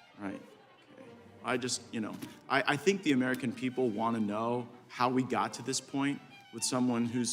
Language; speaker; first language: English; native; English